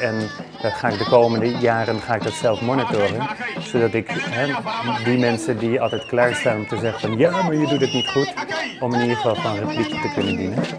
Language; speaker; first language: Dutch; native; Dutch